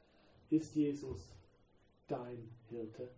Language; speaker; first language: German; non-native, fluent; English